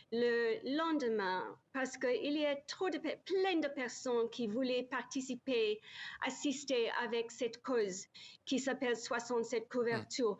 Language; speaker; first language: French; non-native, learner; English